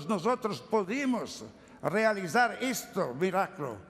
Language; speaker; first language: Spanish; non-native, learner; Italian